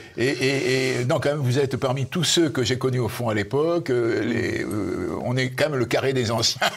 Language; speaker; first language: French; native; French